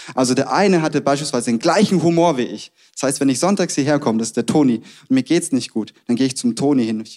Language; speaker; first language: German; native; German